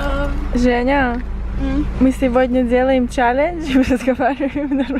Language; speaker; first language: Russian; early bilingual, other home language; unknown